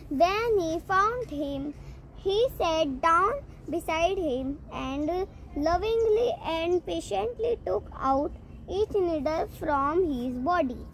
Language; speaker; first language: English; non-native, learner; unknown